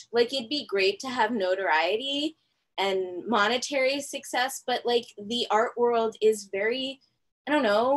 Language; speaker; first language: English; native; English